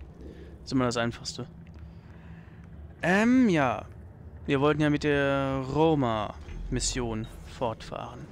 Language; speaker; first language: German; native; German